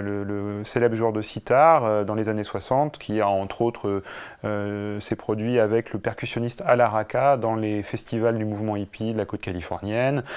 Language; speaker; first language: French; native; French